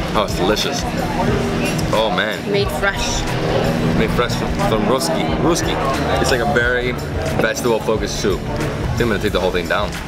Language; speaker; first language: English; native; English